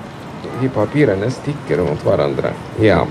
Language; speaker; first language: Norwegian; non-native, fluent; Amharic